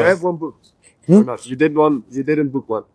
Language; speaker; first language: English; non-native, fluent; Dutch